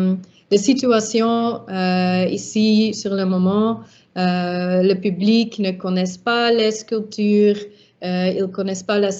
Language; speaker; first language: French; non-native, local second language; Dutch